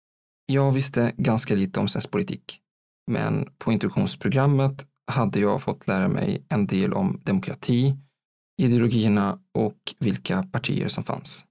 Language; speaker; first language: Swedish; non-native, fluent; Arabic